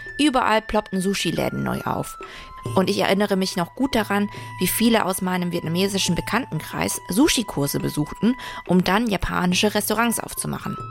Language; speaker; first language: German; early bilingual, other home language; Vietnamese